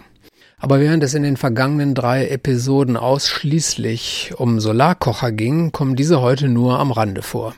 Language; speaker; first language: German; native; German